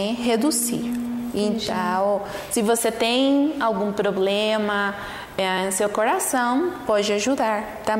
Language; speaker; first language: Portuguese; non-native, learner; Spanish